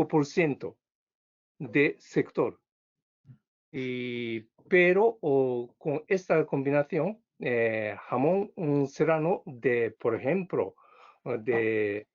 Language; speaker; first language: Spanish; non-native, learner; Japanese